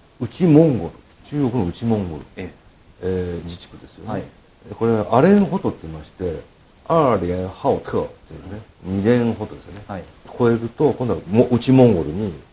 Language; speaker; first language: Japanese; native; Japanese